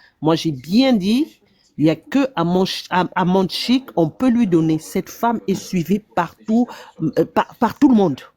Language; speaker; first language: French; non-native, local second language; Lingala